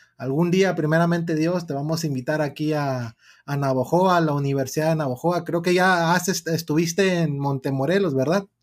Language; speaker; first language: Spanish; early bilingual, heritage; Spanish